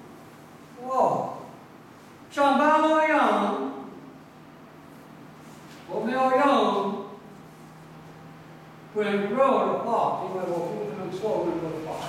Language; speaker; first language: Chinese; non-native, learner; English